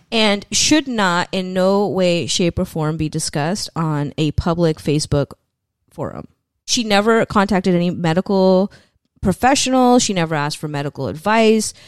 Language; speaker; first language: English; early bilingual, other home language; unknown